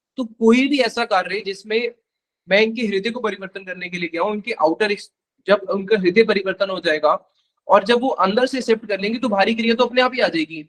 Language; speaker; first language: Hindi; native; Hindi